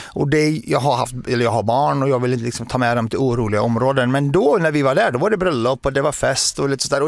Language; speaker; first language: Swedish; early bilingual, other home language; Arabic